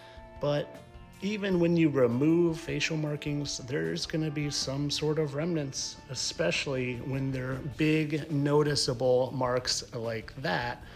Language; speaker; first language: English; native; English